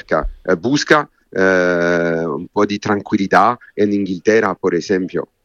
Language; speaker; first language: Spanish; non-native, learner; French